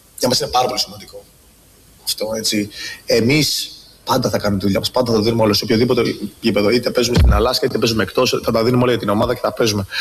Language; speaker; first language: Greek; early bilingual, other home language; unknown